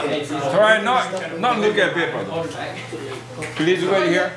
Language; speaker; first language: English; non-native, fluent; Japanese